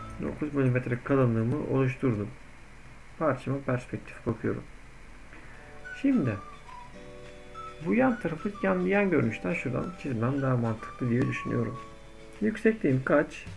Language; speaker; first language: Turkish; native; Turkish